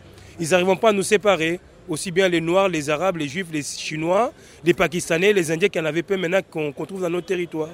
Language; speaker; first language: French; early bilingual, other home language; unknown